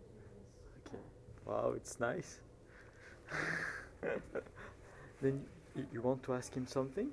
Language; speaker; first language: English; non-native, fluent; French